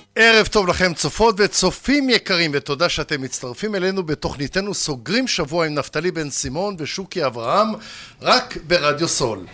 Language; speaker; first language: Hebrew; early bilingual, other home language; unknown